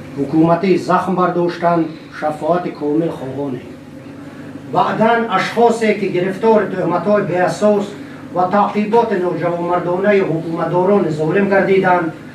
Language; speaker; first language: Tajik; non-native, local second language; Shughni